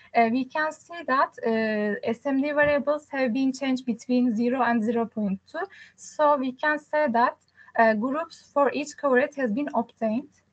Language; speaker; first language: English; non-native, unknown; Turkish